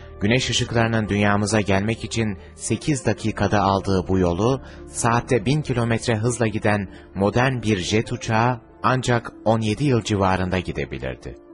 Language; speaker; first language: Turkish; native; Turkish